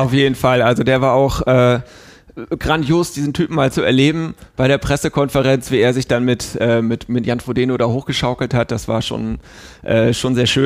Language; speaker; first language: German; native; German